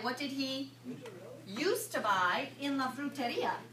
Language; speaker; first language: English; native; English